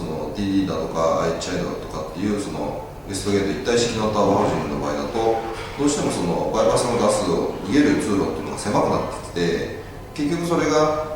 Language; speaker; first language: Japanese; native; Japanese